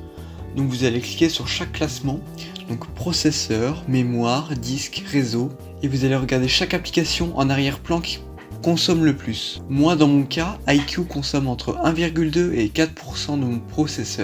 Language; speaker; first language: French; native; French